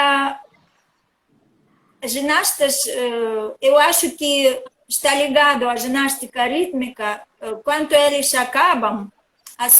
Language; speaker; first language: Portuguese; non-native, learner; Russian